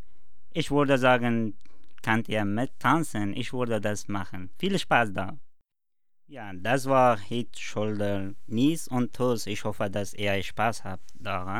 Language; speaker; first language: German; non-native, learner; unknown